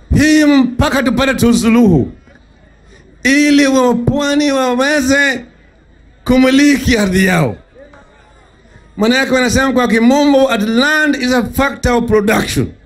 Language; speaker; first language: Swahili; non-native, local second language; Luo (Kenya and Tanzania)